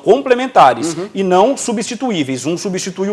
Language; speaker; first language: Portuguese; native; Portuguese